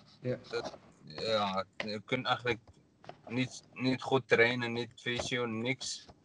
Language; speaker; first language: Dutch; non-native, learner; Arabic